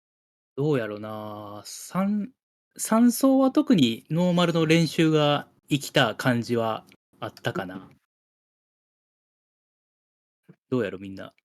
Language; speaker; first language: Japanese; native; Japanese